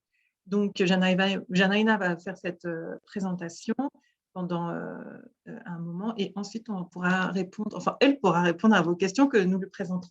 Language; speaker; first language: French; native; French